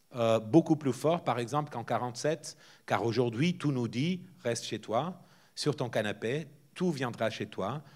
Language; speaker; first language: French; non-native, fluent; Portuguese